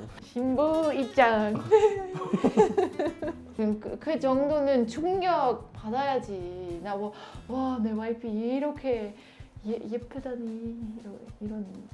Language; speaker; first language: Korean; non-native, learner; Dutch